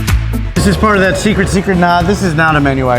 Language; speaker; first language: English; native; English